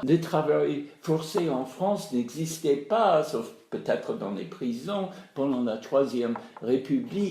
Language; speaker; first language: French; non-native, fluent; English